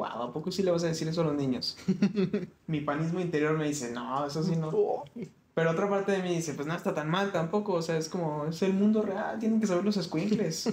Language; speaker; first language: Spanish; native; Spanish